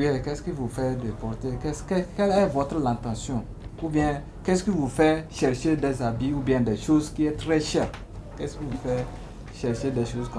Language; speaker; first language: French; non-native, learner; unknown